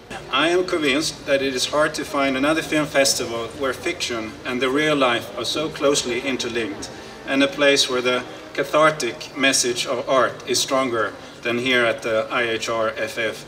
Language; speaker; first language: English; non-native, fluent; Swedish